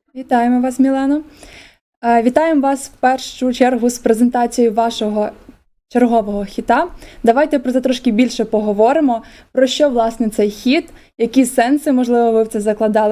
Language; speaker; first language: Ukrainian; native; Ukrainian